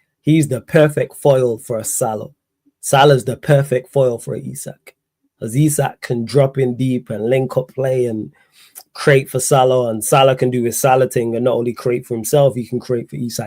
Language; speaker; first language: English; native; English